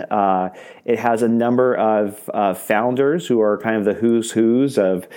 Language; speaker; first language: English; native; English